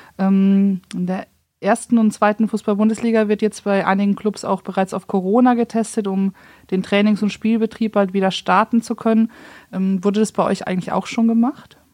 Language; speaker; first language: German; native; German